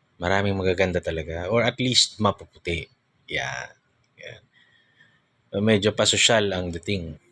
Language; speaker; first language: Filipino; non-native, local second language; Pampanga